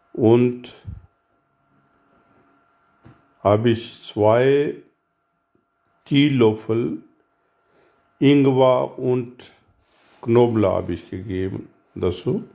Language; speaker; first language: German; non-native, learner; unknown